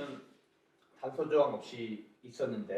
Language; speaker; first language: Korean; native; Korean